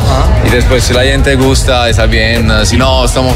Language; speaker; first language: Spanish; non-native, learner; Italian